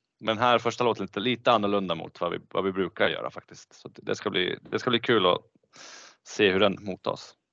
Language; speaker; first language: Swedish; early bilingual, other home language; Bosnian